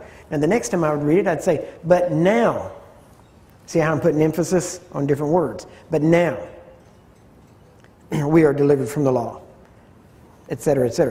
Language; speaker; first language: English; native; English